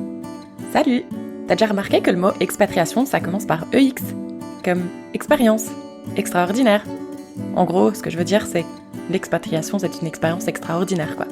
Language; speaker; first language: French; native; French